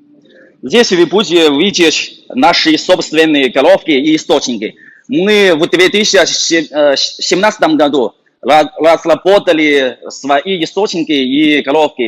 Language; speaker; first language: Russian; non-native, fluent; Chinese